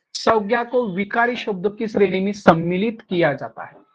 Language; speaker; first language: Hindi; non-native, local second language; Marathi